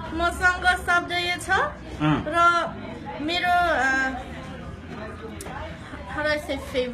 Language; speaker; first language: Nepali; non-native, learner; English